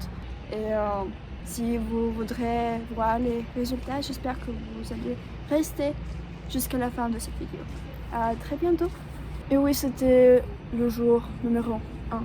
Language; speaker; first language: French; non-native, learner; English